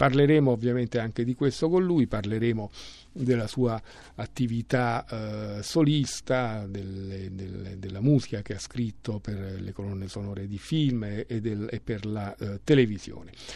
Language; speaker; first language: Italian; native; Italian